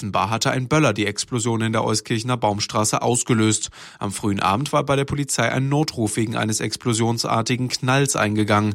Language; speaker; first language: German; native; German